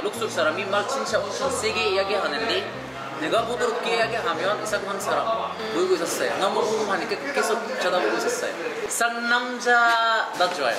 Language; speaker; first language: Korean; non-native, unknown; Arabic